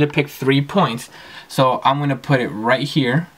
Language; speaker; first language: English; native; English